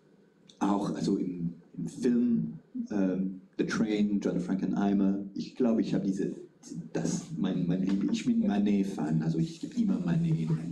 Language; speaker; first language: German; non-native, fluent; French